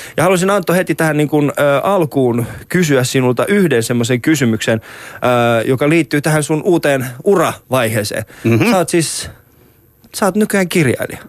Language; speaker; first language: Finnish; early bilingual, other home language; Persian